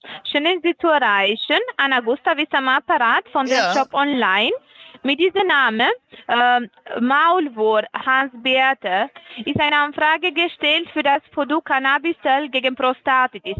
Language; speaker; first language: German; non-native, fluent; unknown